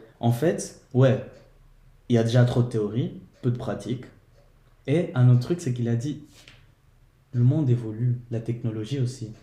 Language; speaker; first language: French; early bilingual, other home language; Portuguese